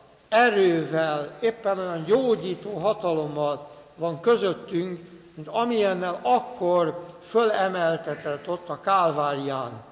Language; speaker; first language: Hungarian; native; Hungarian